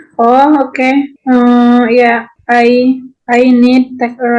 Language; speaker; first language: English; non-native, learner; Indonesian